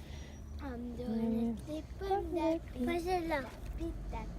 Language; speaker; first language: French; native; French